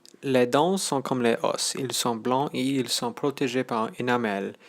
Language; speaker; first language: French; non-native, local second language; English